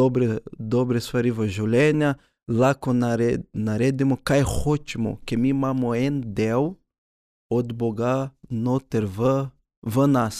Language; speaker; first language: Slovenian; early bilingual, other home language; Portuguese